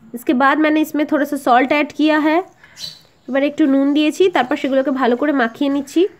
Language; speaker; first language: Hindi; non-native, local second language; Bangla